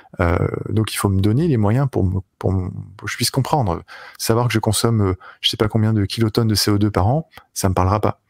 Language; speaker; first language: French; native; French